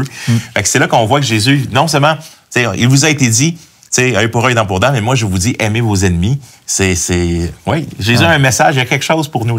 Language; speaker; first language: French; native; French